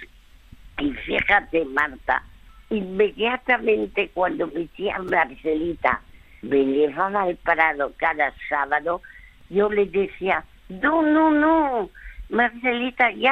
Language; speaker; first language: Spanish; early bilingual, other home language; French